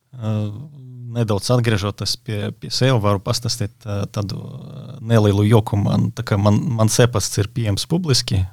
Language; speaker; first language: Latvian; non-native, local second language; Russian